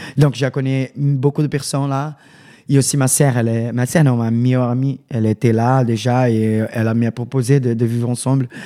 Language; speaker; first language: French; non-native, learner; Portuguese